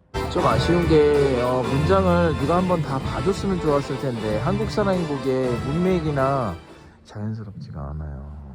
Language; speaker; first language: Korean; native; Korean